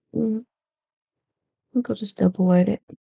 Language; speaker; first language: English; native; English